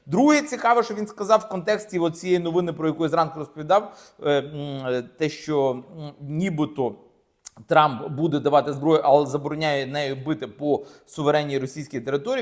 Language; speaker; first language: Ukrainian; native; Ukrainian